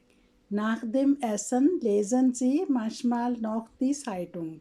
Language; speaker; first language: German; non-native, fluent; Urdu